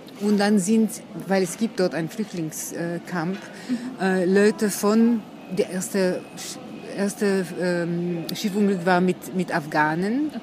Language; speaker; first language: German; non-native, fluent; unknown